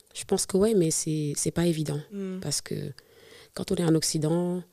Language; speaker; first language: French; non-native, local second language; Serer